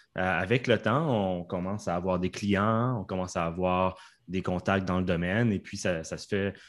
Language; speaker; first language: French; native; French